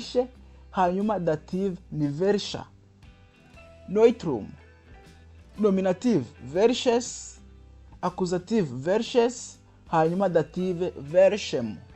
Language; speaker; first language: German; non-native, learner; Kinyarwanda